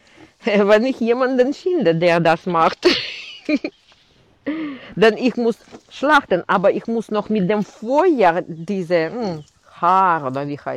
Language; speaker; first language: German; non-native, fluent; Russian